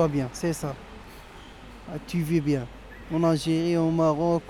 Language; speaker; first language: French; non-native, local second language; Arabic